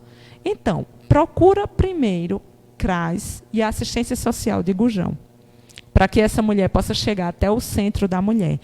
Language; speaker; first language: Portuguese; native; Portuguese